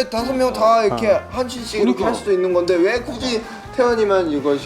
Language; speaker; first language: Korean; native; Korean